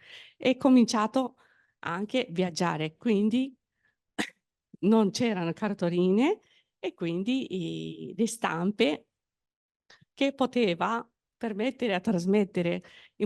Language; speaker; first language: Italian; non-native, fluent; Japanese